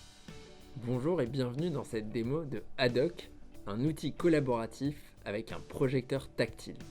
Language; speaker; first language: French; native; French